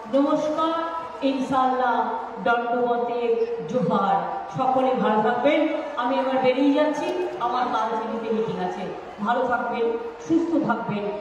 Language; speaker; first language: Bangla; native; Bangla